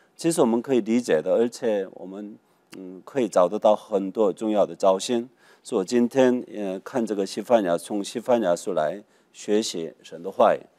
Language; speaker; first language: Chinese; non-native, fluent; Korean